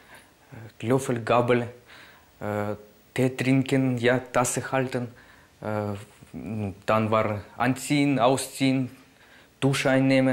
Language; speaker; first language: German; non-native, fluent; Ukrainian